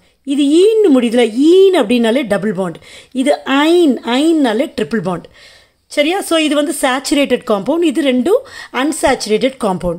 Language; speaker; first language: Tamil; native; Tamil